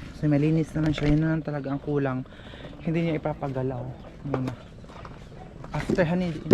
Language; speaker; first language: Filipino; non-native, local second language; Cebuano